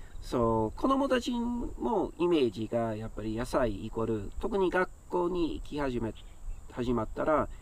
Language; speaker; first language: Japanese; non-native, fluent; English